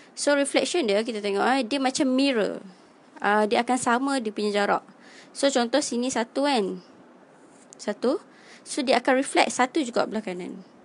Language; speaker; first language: Malay; native; Malay